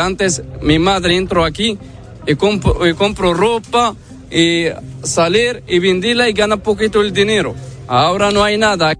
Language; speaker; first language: Spanish; non-native, learner; Arabic